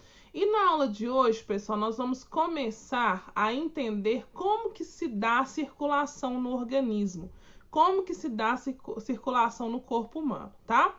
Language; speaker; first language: Portuguese; native; Portuguese